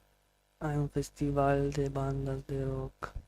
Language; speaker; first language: Spanish; non-native, learner; English